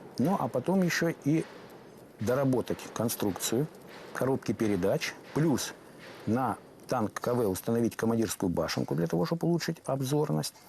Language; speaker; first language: Russian; native; Russian